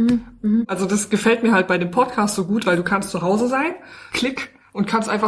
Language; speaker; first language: German; native; German